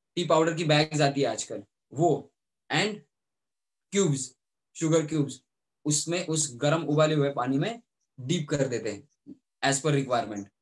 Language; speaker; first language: Hindi; native; Hindi